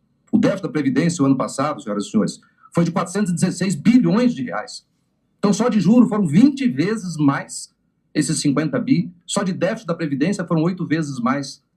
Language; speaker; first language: Portuguese; native; Portuguese